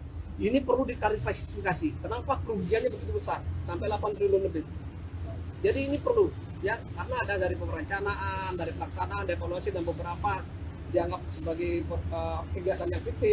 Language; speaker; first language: Indonesian; native; Indonesian